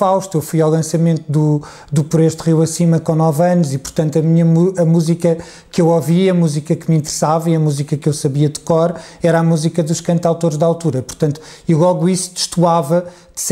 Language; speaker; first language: Portuguese; native; Portuguese